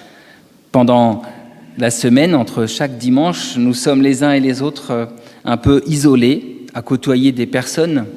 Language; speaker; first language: French; native; French